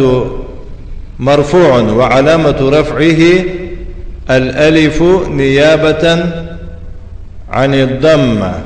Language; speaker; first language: Arabic; non-native, fluent; Tajik